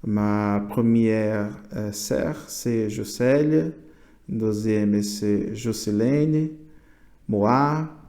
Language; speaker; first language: French; non-native, learner; Portuguese